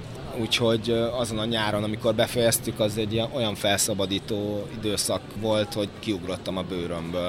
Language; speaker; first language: Hungarian; native; Hungarian